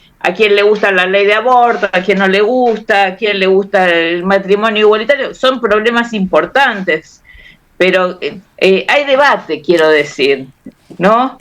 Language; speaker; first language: Spanish; native; Spanish